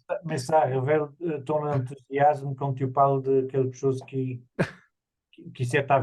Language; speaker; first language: French; non-native, fluent; Portuguese